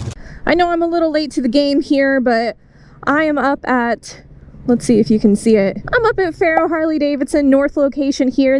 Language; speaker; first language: English; native; English